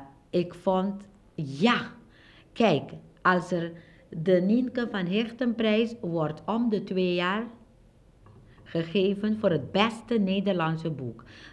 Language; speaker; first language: Dutch; non-native, local second language; Papiamento